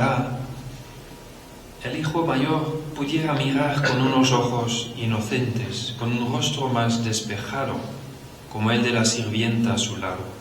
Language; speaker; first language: Spanish; non-native, fluent; Dutch